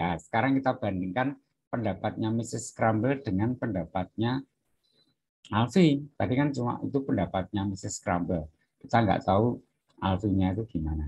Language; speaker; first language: Indonesian; native; Indonesian